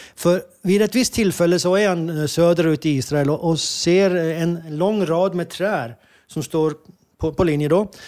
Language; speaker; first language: Swedish; non-native, fluent; Hebrew